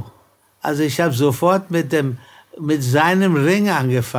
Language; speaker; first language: German; non-native, fluent; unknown